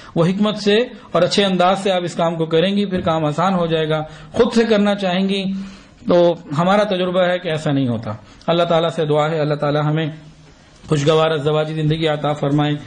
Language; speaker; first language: Urdu; non-native, local second language; Punjabi